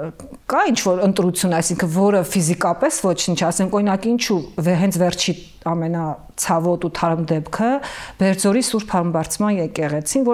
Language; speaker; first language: Armenian; native; Armenian